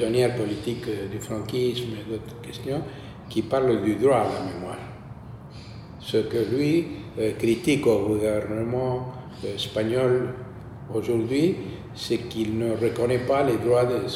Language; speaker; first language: French; non-native, fluent; Spanish